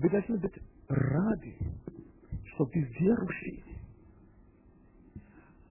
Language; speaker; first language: Russian; non-native, fluent; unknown